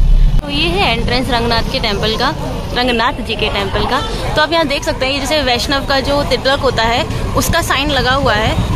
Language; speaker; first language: Hindi; native; Hindi